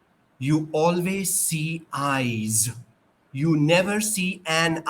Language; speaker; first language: English; non-native, local second language; Urdu